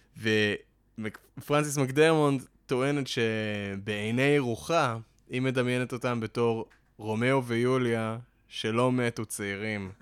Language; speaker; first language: Hebrew; native; Hebrew